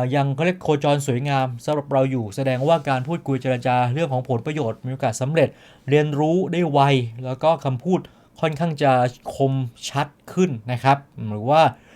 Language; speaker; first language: Thai; native; Thai